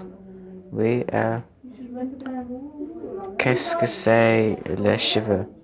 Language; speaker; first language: French; non-native, learner; English